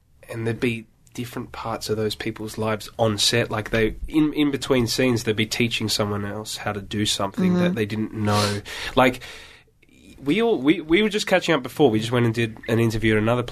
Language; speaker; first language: English; native; English